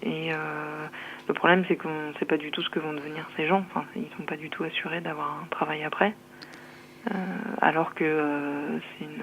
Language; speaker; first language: French; native; French